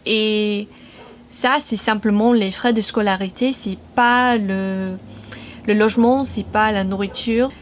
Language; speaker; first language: French; non-native, fluent; English